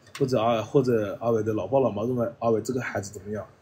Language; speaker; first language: Chinese; native; Chinese